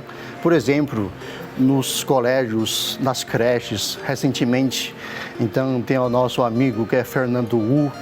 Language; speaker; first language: Portuguese; non-native, learner; Chinese